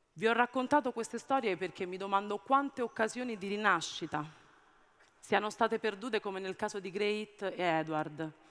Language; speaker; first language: Italian; early bilingual, other home language; Amharic